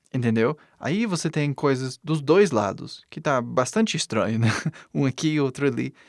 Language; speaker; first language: Portuguese; non-native, fluent; English